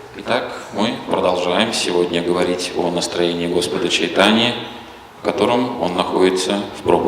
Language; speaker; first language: Russian; native; Russian